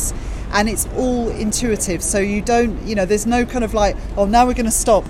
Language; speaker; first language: English; native; English